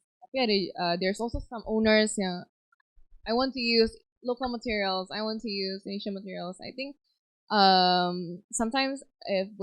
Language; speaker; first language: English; non-native, fluent; Indonesian